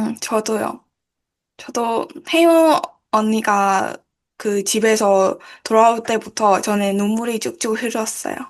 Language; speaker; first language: Korean; non-native, learner; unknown